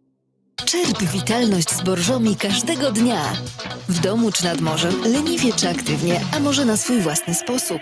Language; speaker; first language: Polish; native; Polish